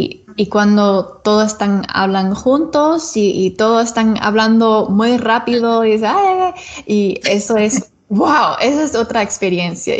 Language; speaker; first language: Spanish; non-native, learner; English